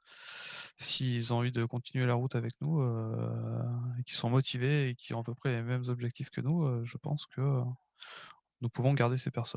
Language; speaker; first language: French; native; French